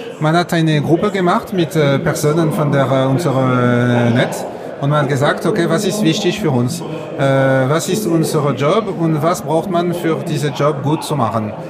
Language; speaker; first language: German; non-native, learner; French